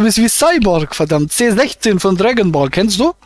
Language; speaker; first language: German; native; German